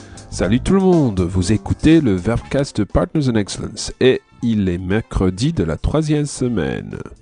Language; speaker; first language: French; non-native, fluent; English